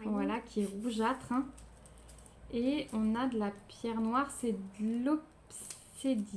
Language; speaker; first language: French; native; French